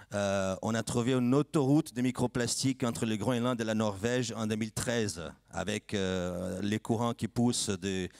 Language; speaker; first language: French; non-native, fluent; Portuguese